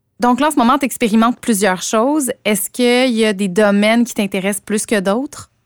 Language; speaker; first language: French; native; French